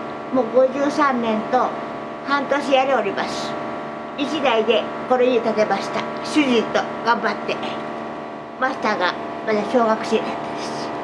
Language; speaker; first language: Japanese; native; Japanese